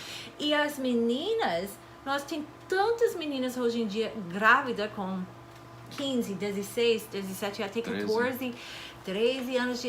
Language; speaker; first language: Portuguese; non-native, fluent; English